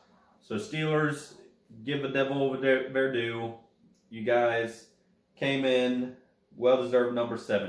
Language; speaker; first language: English; native; English